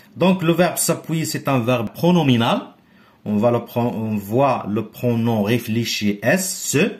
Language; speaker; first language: French; non-native, local second language; Arabic